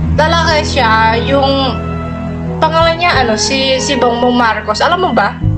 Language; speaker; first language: Filipino; non-native, learner; Indonesian